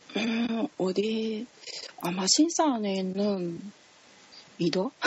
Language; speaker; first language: Korean; non-native, learner; Japanese